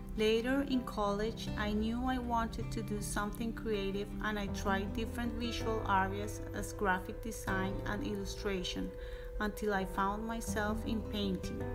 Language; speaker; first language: English; non-native, fluent; Spanish